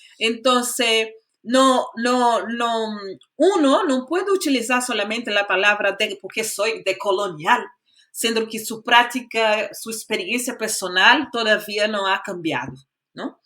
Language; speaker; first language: Spanish; non-native, fluent; Portuguese